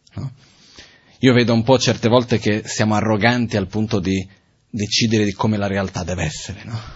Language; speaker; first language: Italian; non-native, fluent; Portuguese